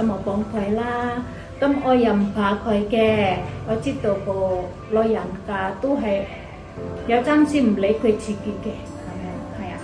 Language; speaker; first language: Cantonese; non-native, fluent; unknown